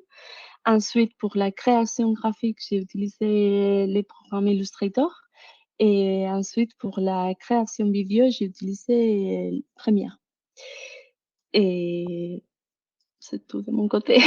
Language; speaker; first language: French; non-native, fluent; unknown